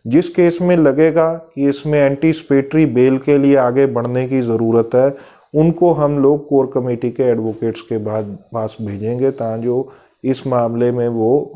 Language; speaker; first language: Hindi; non-native, local second language; Punjabi